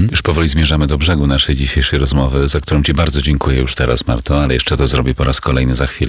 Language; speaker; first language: Polish; native; Polish